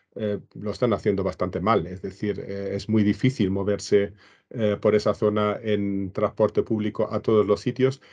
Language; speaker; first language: Spanish; non-native, fluent; German